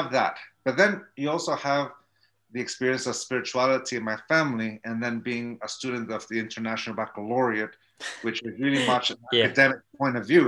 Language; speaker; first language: English; native; English